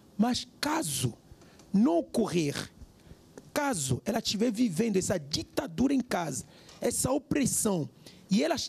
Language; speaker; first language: Portuguese; non-native, fluent; French